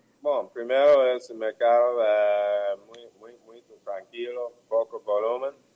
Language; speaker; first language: Portuguese; non-native, fluent; English